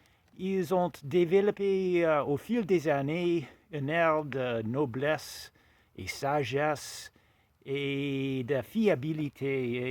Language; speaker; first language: French; non-native, fluent; English